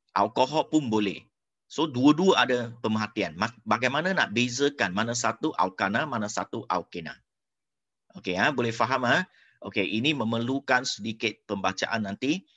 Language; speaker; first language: Malay; non-native, local second language; Chinese